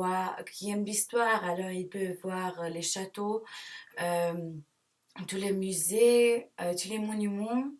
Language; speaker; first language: French; non-native, learner; English